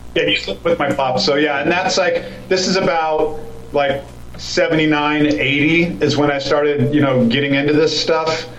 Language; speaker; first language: English; native; English